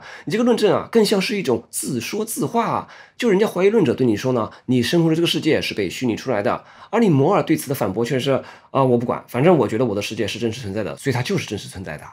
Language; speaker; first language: Chinese; native; Chinese